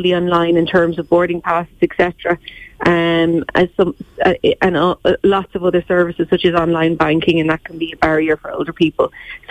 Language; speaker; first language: English; native; English